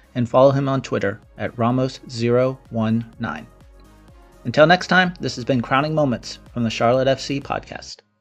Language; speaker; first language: English; native; English